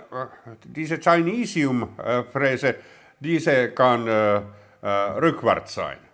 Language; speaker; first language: German; non-native, learner; Finnish